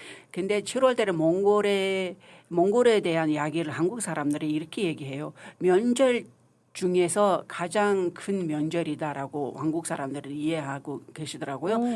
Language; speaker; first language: Korean; non-native, fluent; Mongolian